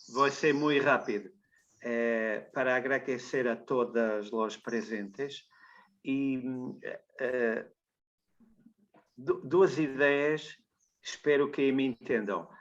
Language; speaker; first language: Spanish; non-native, learner; Portuguese